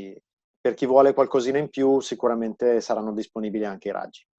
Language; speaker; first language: Italian; native; Italian